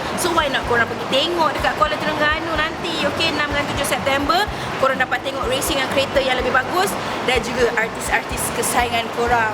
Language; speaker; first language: Malay; native; Malay